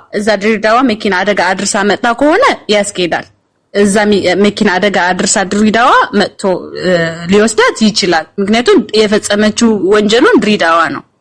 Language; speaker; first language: Amharic; non-native, local second language; Tigrinya